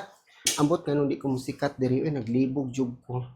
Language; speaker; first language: Cebuano; native; Cebuano